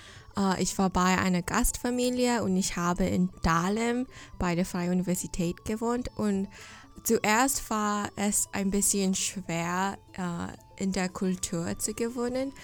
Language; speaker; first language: German; non-native, fluent; English